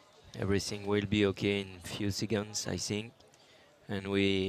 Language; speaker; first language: English; non-native, learner; French